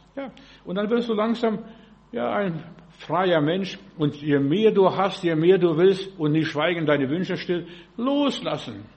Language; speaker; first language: German; early bilingual, other home language; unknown